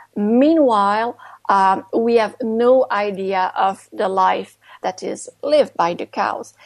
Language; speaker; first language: English; non-native, fluent; French